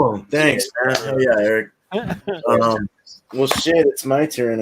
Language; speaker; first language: English; native; English